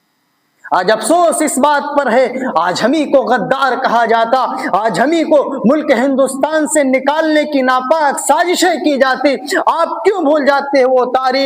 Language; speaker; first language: Urdu; native; Urdu